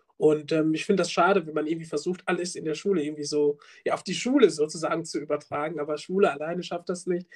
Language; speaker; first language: German; early bilingual, other home language; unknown